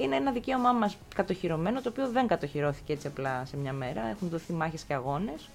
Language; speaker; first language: Greek; native; Greek